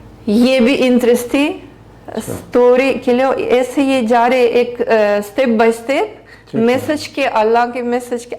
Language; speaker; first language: Hindi; non-native, learner; Greek